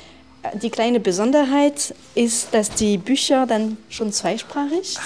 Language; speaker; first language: German; non-native, fluent; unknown